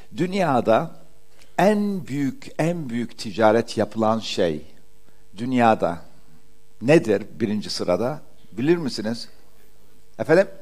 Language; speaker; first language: Turkish; early bilingual, heritage; Turkish